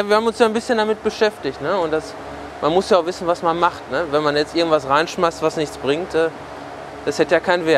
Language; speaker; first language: German; native; German